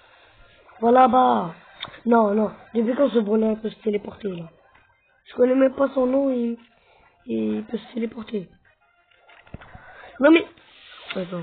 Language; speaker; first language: French; native; French